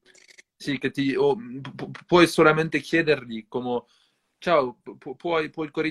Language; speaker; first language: Italian; non-native, learner; French